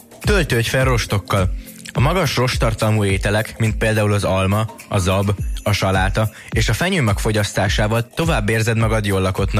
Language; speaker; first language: Hungarian; native; Hungarian